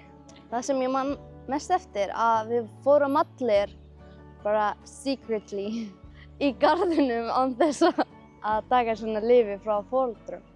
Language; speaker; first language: Icelandic; non-native, learner; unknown